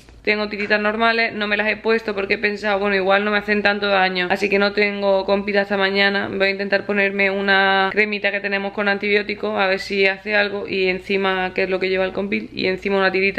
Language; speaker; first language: Spanish; native; Spanish